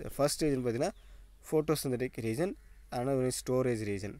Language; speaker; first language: English; non-native, local second language; Tamil